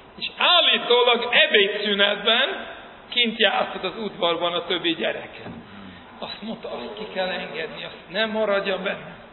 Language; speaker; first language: Hungarian; early bilingual, heritage; Hungarian